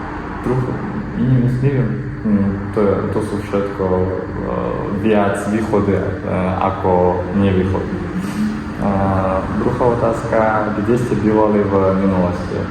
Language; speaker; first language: Slovak; non-native, learner; Kazakh